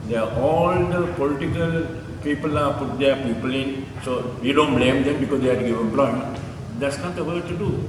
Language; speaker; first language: English; non-native, local second language; Sinhala